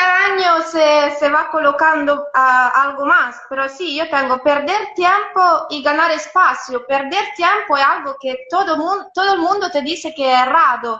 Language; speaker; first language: Spanish; non-native, fluent; Italian